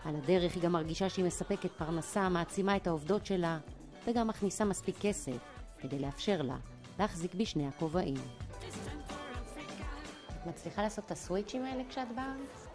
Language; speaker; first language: Hebrew; native; Hebrew